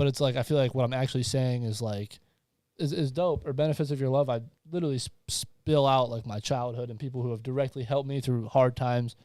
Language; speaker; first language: English; native; English